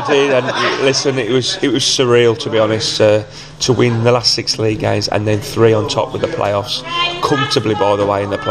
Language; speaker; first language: English; native; English